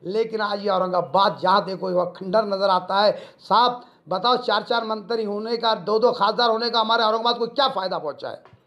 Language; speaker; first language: Hindi; non-native, local second language; Urdu